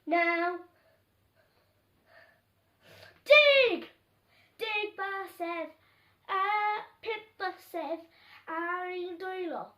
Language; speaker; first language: Welsh; non-native, local second language; English